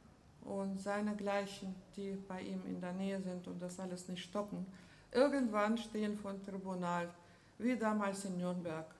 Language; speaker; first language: German; non-native, fluent; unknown